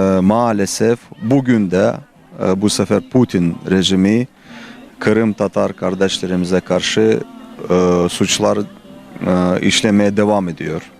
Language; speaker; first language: Turkish; non-native, fluent; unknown